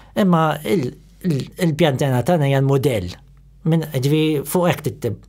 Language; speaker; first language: Maltese; native; Maltese